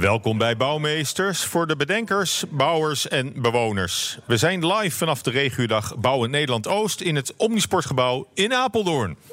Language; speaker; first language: Dutch; native; Dutch